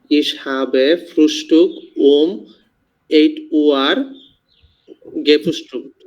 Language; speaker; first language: German; non-native, learner; Bangla